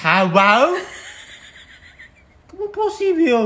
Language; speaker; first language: Portuguese; non-native, learner; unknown